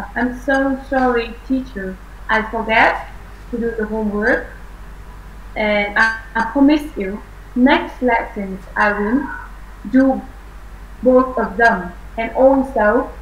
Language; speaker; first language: English; non-native, fluent; Vietnamese